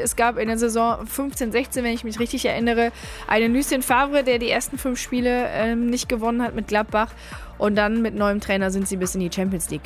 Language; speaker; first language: German; native; German